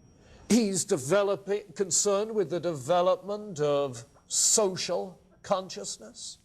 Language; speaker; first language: English; native; English